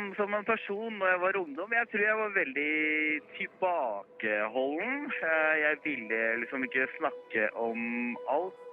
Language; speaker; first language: Norwegian; early bilingual, other home language; Urdu